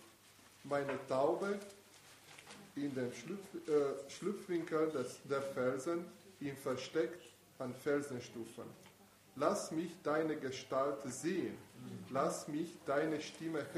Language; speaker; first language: German; non-native, fluent; Italian